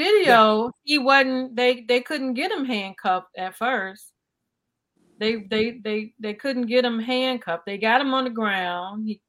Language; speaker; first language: English; native; English